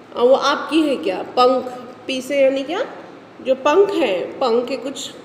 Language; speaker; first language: Hindi; non-native, local second language; Marathi